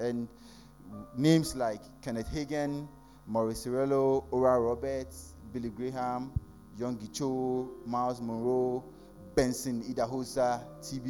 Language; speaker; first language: English; non-native, local second language; Akan